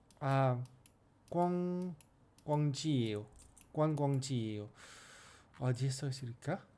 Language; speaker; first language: Korean; non-native, learner; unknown